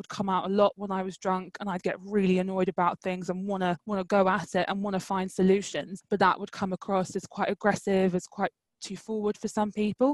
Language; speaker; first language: English; native; English